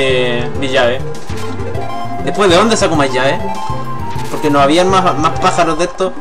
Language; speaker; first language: Spanish; native; Spanish